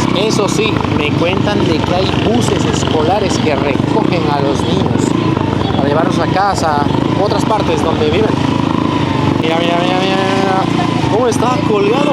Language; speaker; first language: Spanish; native; Spanish